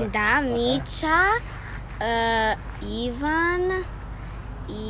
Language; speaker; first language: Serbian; early bilingual, heritage; Serbian